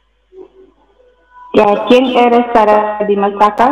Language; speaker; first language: Spanish; non-native, learner; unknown